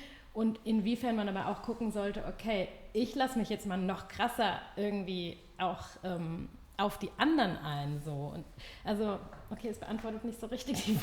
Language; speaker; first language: German; native; German